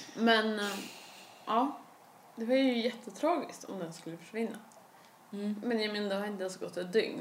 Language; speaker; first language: Swedish; early bilingual, other home language; Russian